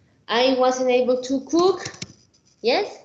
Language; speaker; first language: English; non-native, fluent; Spanish